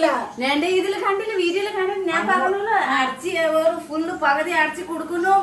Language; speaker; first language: Malayalam; non-native, learner; Nepali